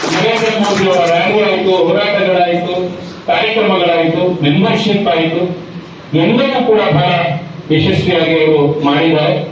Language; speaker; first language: Kannada; native; Kannada